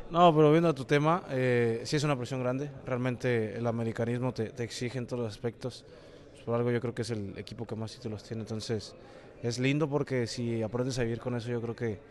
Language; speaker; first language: Spanish; native; Spanish